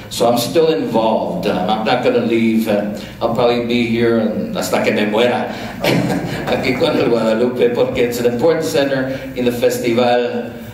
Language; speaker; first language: English; native; English